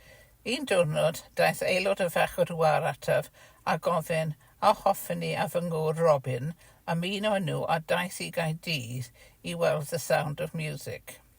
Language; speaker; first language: Welsh; non-native, fluent; English